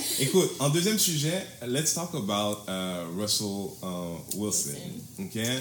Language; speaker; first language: French; native; French